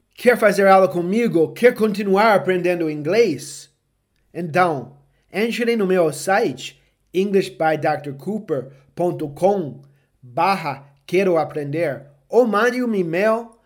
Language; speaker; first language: Portuguese; non-native, fluent; English